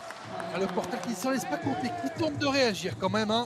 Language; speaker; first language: French; native; French